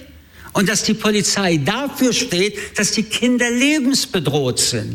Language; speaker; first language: German; early bilingual, other home language; French